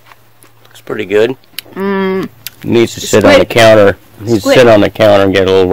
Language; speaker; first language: English; native; English